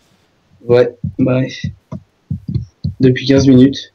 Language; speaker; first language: French; native; French